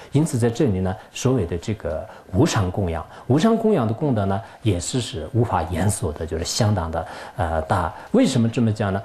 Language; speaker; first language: Chinese; non-native, local second language; Tibetan